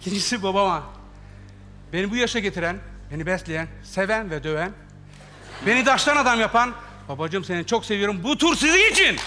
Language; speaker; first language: Turkish; native; Turkish